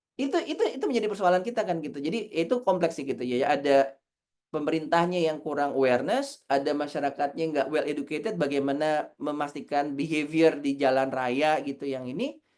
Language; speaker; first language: Indonesian; native; Indonesian